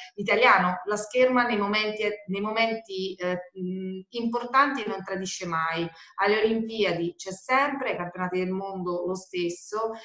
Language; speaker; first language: Italian; native; Italian